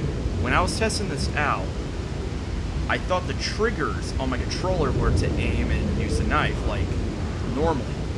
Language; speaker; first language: English; native; English